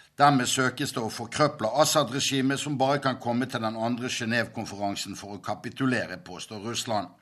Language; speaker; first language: Norwegian; native; Norwegian